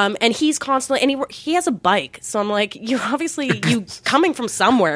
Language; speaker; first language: English; native; English